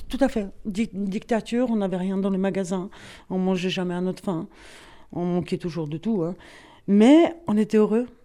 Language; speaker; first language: French; non-native, fluent; Polish